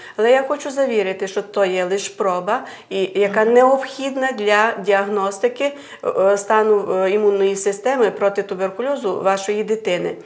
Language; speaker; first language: Ukrainian; native; Ukrainian